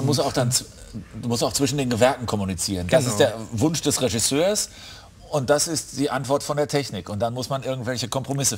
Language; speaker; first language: German; native; German